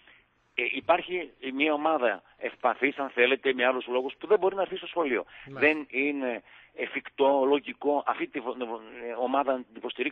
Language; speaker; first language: Greek; native; Greek